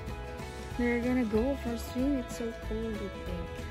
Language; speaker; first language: English; non-native, local second language; Filipino